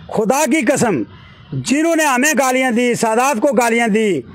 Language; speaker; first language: Hindi; native; Hindi